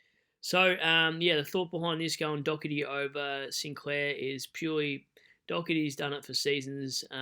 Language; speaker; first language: English; native; English